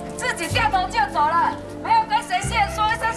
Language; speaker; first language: Chinese; native; Chinese